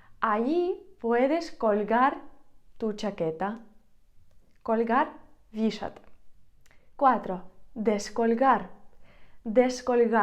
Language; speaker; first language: Spanish; non-native, fluent; Ukrainian